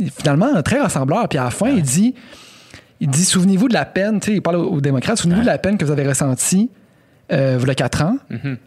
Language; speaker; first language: French; native; French